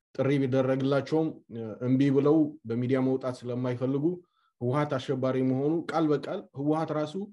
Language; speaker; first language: Amharic; non-native, local second language; Tigrinya